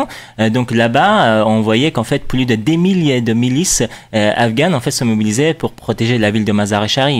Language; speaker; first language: French; non-native, fluent; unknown